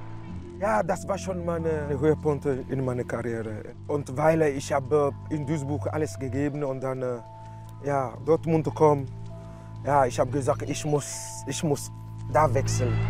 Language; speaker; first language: German; non-native, learner; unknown